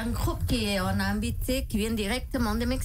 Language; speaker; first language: French; non-native, local second language; Spanish